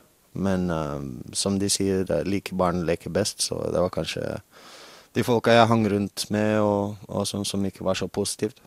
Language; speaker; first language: Norwegian; non-native, fluent; English